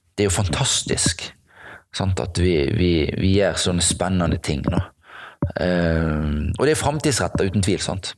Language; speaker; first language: Norwegian; native; Norwegian